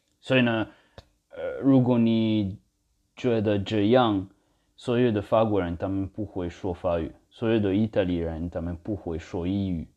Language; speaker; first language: Chinese; non-native, learner; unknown